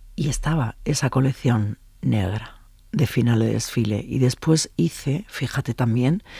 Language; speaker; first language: Spanish; native; Spanish